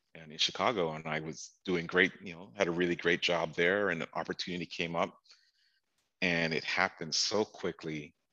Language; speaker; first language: English; native; English